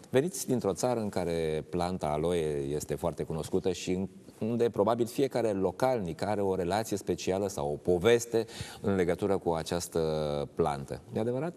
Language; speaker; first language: Romanian; native; Romanian